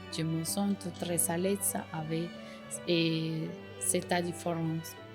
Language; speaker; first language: French; non-native, learner; Spanish